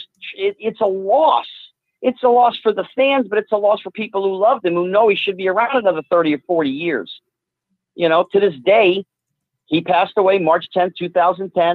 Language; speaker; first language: English; native; English